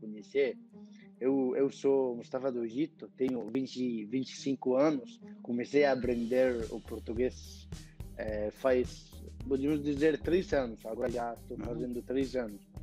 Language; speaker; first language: Portuguese; non-native, fluent; Arabic